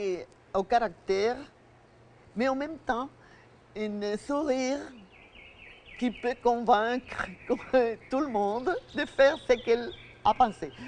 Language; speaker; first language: French; non-native, fluent; Spanish